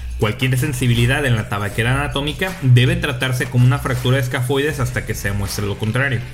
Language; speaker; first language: Spanish; native; Spanish